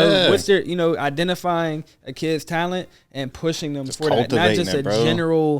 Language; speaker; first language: English; native; English